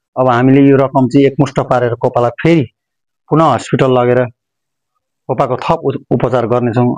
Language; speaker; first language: Nepali; native; Nepali